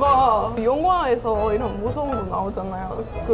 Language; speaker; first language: Korean; non-native, fluent; Estonian